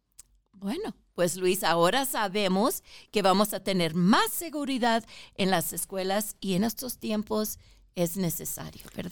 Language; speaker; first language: Spanish; early bilingual, heritage; Spanish